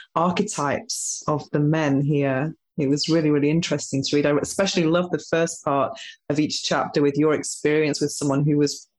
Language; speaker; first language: English; native; English